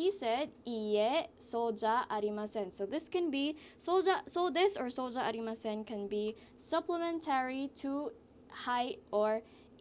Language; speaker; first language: Japanese; non-native, fluent; English